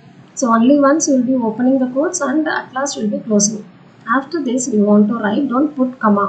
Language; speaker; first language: English; non-native, local second language; Tamil